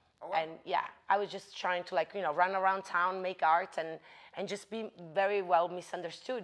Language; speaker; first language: English; non-native, fluent; Italian